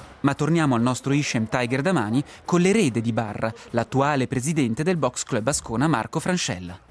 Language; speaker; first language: Italian; native; Italian